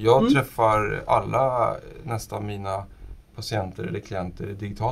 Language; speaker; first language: Swedish; non-native, fluent; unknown